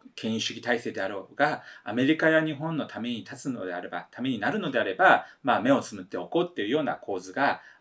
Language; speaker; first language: Japanese; non-native, fluent; Korean